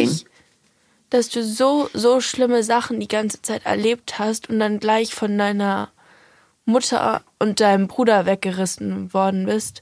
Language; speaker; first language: German; native; German